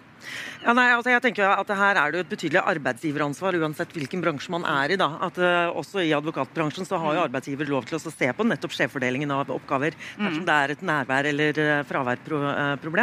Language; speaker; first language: Norwegian; native; Norwegian